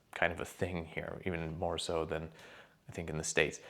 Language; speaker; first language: English; native; English